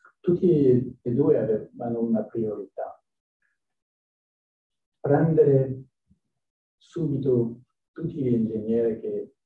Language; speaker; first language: Italian; non-native, learner; French